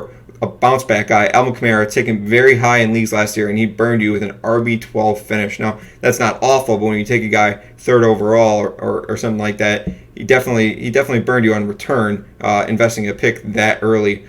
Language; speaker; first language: English; native; English